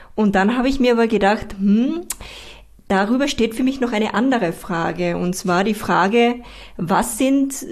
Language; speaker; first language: German; native; German